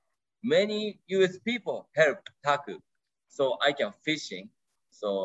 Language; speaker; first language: English; non-native, learner; Japanese